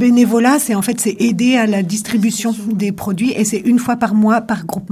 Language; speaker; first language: French; native; French